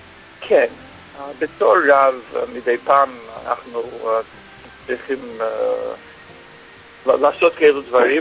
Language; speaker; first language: Hebrew; non-native, fluent; English